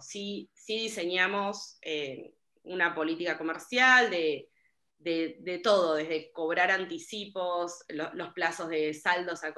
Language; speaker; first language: Spanish; native; Spanish